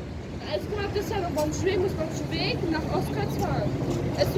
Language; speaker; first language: German; native; German